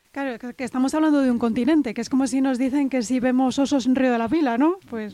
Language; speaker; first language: Spanish; native; Spanish